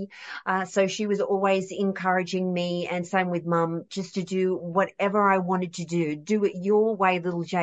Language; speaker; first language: English; native; English